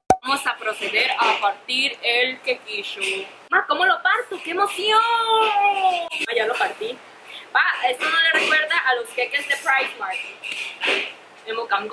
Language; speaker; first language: Spanish; early bilingual, other home language; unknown